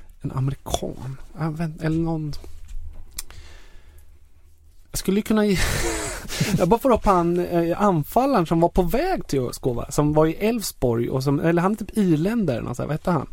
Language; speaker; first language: Swedish; native; Swedish